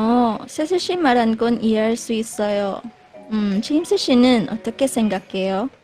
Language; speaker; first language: Korean; non-native, learner; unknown